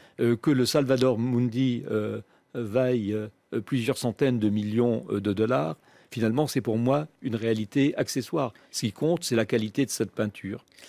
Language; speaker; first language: French; native; French